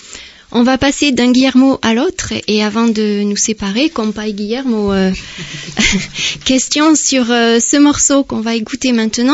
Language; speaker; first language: French; native; French